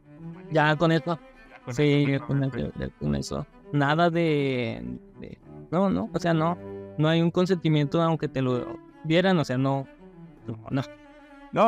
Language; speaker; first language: Spanish; native; Spanish